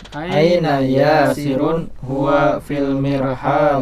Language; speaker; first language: Arabic; non-native, learner; Indonesian